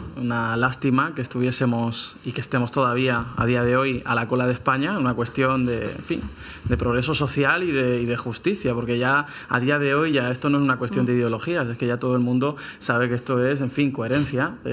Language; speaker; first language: Spanish; native; Spanish